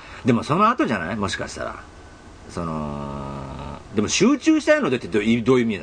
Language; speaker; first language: Japanese; native; Japanese